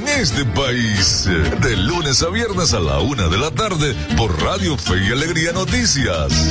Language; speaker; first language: Spanish; native; Spanish